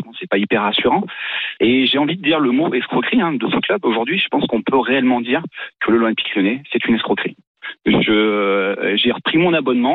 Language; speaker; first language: French; native; French